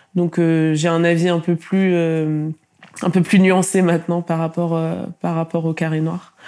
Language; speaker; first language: French; native; French